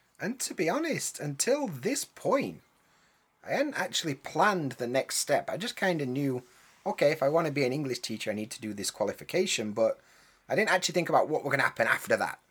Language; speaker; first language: English; native; English